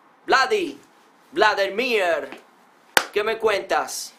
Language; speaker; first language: Spanish; early bilingual, heritage; Spanish